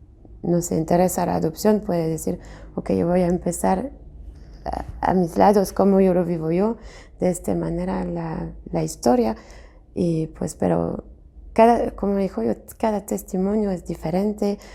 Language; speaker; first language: Spanish; non-native, fluent; French